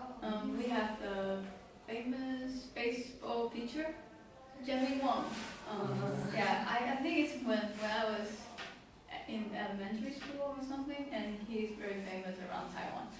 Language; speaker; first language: English; non-native, learner; Chinese